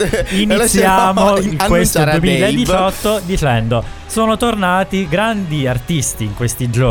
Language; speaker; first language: Italian; native; Italian